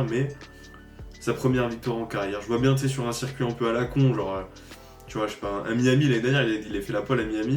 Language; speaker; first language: French; native; French